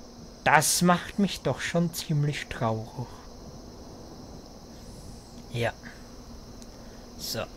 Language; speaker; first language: German; native; German